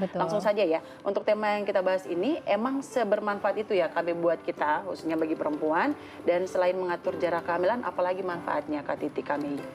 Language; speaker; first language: Indonesian; native; Indonesian